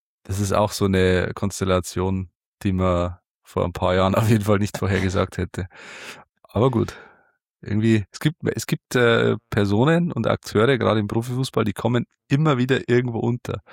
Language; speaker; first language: German; native; German